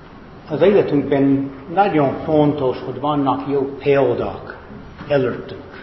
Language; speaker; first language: Hungarian; non-native, fluent; English